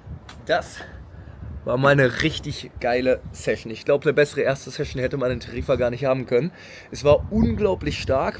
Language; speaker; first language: German; native; German